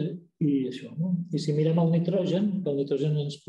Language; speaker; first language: Catalan; native; Catalan